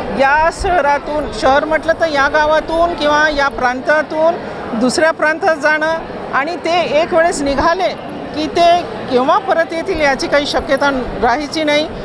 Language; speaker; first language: Marathi; non-native, local second language; Lambadi